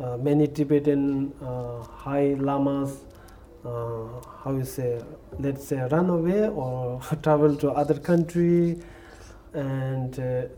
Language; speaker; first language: English; non-native, learner; Tibetan